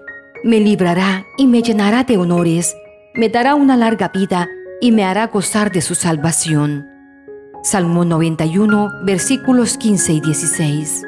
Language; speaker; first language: Spanish; native; Spanish